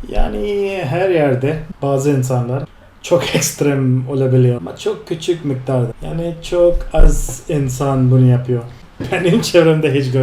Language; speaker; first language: Turkish; non-native, fluent; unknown